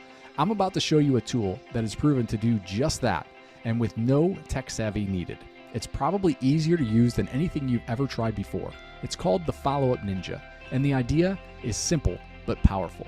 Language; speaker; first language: English; native; English